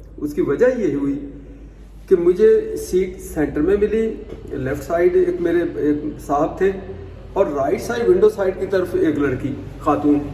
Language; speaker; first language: Urdu; native; Urdu